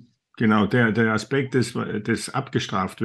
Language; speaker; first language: German; native; German